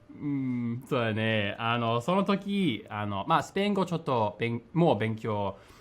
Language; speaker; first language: Japanese; non-native, fluent; English